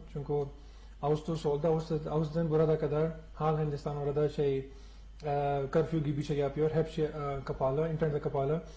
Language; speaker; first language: Turkish; non-native, learner; Urdu